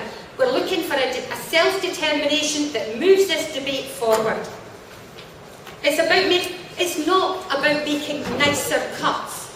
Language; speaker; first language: English; native; English